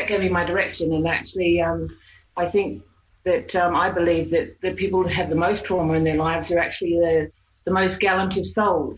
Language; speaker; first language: English; native; English